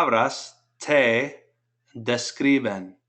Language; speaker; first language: Spanish; non-native, fluent; English